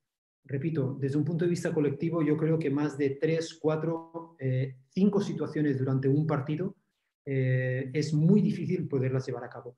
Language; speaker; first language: Spanish; native; Spanish